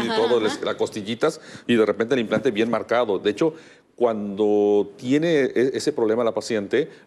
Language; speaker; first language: Spanish; native; Spanish